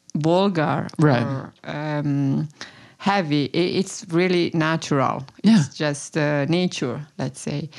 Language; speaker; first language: English; non-native, fluent; Italian